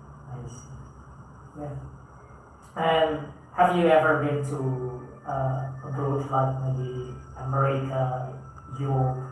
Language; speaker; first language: English; non-native, fluent; Indonesian